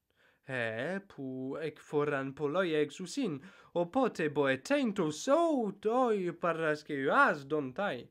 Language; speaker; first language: Greek; non-native, fluent; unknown